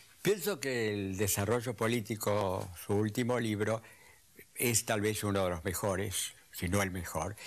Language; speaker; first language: Spanish; native; Spanish